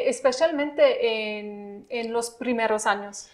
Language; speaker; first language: Spanish; non-native, fluent; English